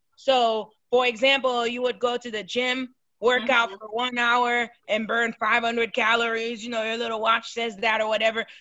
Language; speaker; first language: English; non-native, fluent; Haitian Creole